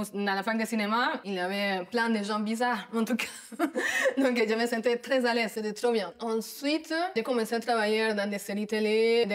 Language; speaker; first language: French; non-native, fluent; Spanish